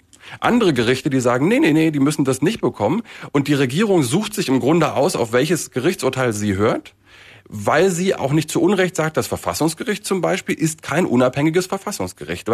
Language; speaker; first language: German; native; German